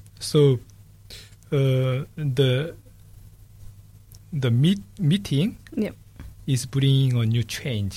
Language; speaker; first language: English; non-native, fluent; Korean